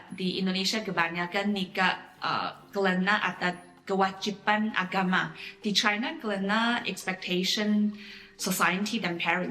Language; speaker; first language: Indonesian; non-native, fluent; Chinese